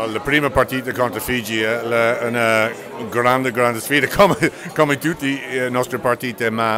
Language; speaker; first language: Italian; non-native, learner; English